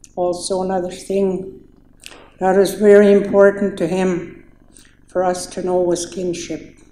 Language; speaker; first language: English; native; English